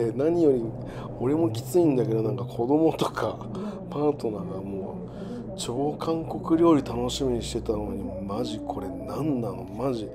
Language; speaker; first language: Japanese; native; Japanese